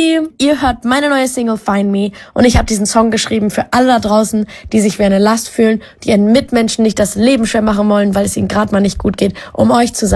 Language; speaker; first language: German; native; German